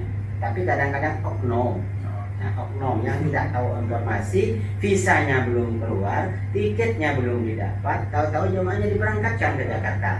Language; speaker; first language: Indonesian; native; Indonesian